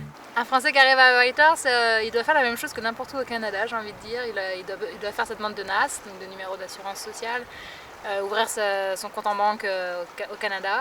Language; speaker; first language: French; native; French